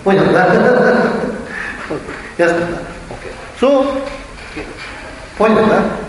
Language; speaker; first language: Russian; non-native, learner; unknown